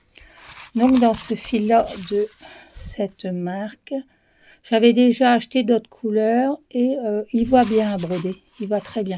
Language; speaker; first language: French; native; French